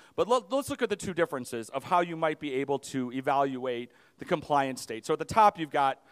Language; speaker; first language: English; native; English